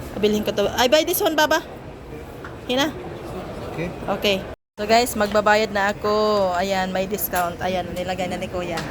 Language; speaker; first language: Filipino; non-native, local second language; Cebuano